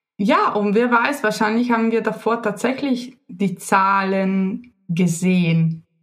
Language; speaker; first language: German; non-native, fluent; Italian